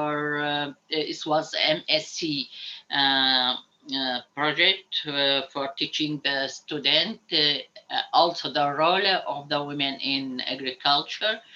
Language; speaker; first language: English; non-native, learner; Arabic